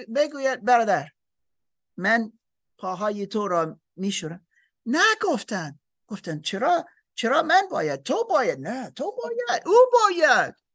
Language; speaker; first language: Persian; non-native, learner; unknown